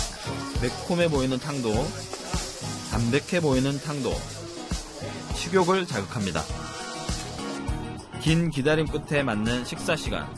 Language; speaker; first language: Korean; native; Korean